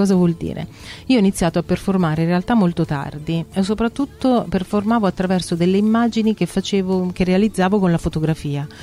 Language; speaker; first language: Italian; native; Italian